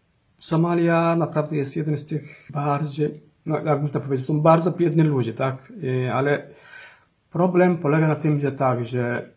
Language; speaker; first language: Polish; non-native, fluent; Somali